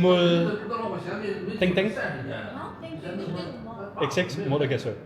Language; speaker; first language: Korean; non-native, learner; Dutch